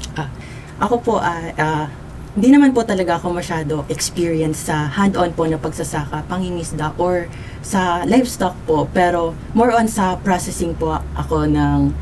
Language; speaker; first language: Filipino; non-native, local second language; Bikol